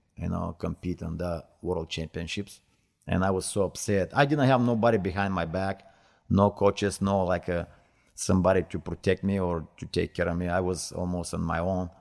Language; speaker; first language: English; non-native, learner; Bulgarian